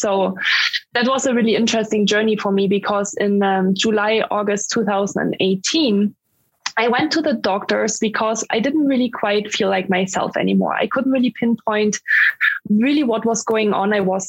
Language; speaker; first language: English; non-native, fluent; German